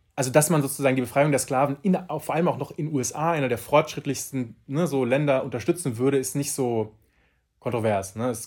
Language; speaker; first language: German; native; German